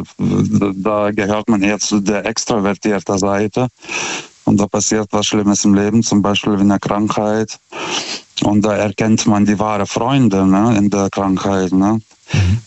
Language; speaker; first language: German; non-native, fluent; Lithuanian